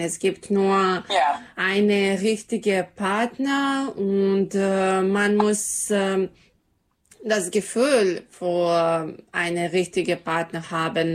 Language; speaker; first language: German; non-native, learner; Serbian